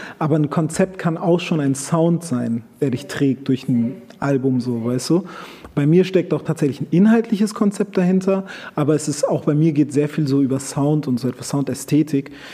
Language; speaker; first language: German; early bilingual, other home language; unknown